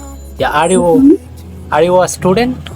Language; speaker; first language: English; non-native, learner; Bangla